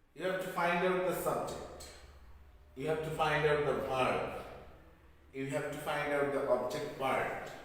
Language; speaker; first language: English; non-native, local second language; Bangla